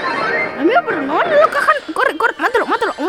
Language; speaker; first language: Spanish; native; Spanish